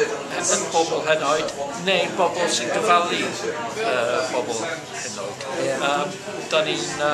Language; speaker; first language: Welsh; non-native, fluent; English